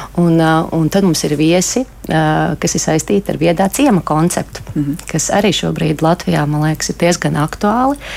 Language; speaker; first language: Latvian; native; Latvian